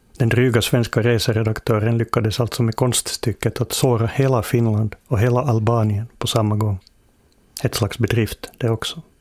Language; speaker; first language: Swedish; native; Swedish